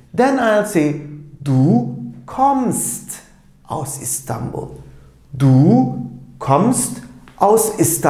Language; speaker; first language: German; non-native, fluent; Turkish